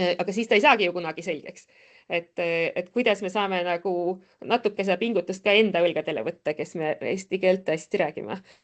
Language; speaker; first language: Estonian; native; Estonian